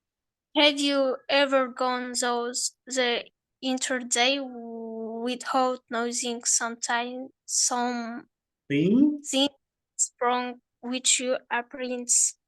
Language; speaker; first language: English; non-native, learner; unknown